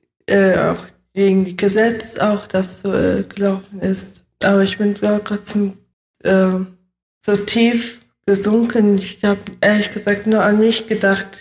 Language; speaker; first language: German; early bilingual, other home language; Russian